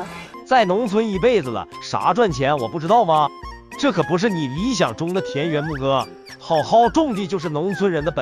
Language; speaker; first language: Chinese; native; Chinese